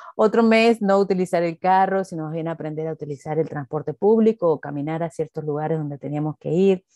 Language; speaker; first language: Spanish; native; Spanish